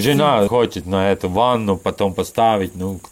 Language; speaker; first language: Russian; non-native, learner; Latvian